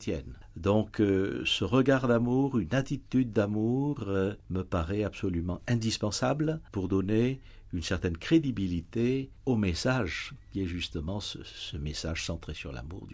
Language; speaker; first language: French; native; French